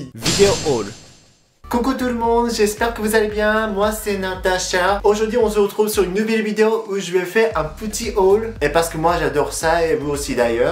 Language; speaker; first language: French; non-native, fluent; Japanese